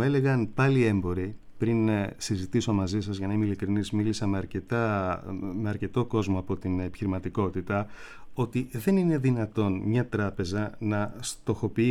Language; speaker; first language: Greek; native; Greek